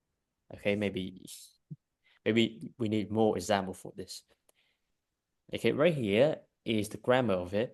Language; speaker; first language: English; non-native, fluent; Vietnamese